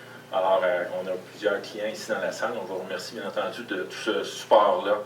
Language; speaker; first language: French; native; French